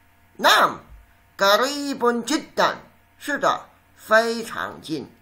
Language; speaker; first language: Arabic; non-native, fluent; Chinese